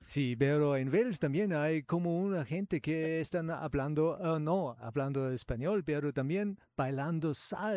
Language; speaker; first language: Spanish; non-native, fluent; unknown